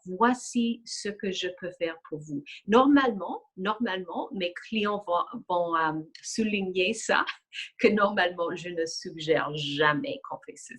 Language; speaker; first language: French; non-native, fluent; English